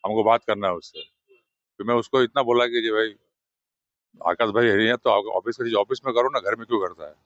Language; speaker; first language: Hindi; non-native, local second language; Gujarati